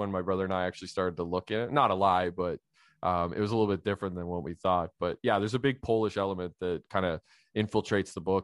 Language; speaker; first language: English; native; English